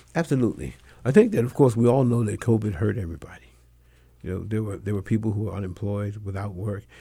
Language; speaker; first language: English; non-native, fluent; Spanish